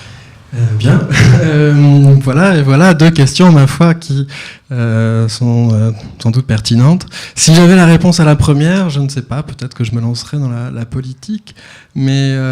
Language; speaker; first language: French; native; French